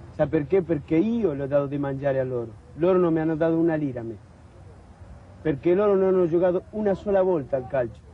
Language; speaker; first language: Italian; non-native, fluent; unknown